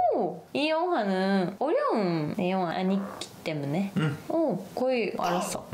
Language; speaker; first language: Korean; non-native, learner; Japanese